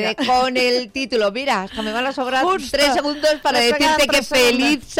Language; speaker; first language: Spanish; native; Spanish